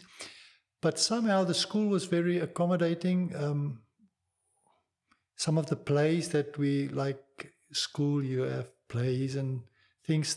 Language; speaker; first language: English; non-native, local second language; Afrikaans